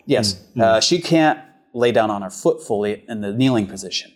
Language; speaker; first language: English; native; English